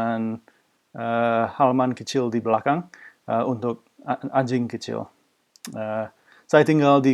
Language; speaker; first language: Indonesian; non-native, fluent; English